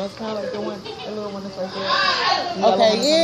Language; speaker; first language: English; native; English